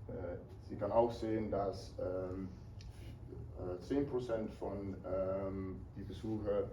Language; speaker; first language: German; non-native, learner; Dutch